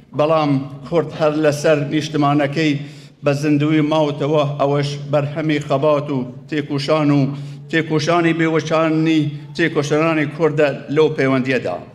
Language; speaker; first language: Central Kurdish; native; Central Kurdish